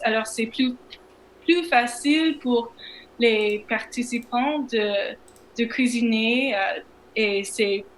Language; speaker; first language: French; non-native, learner; English